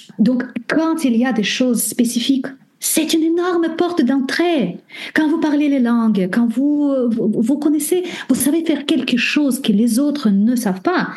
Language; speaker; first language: French; non-native, fluent; Russian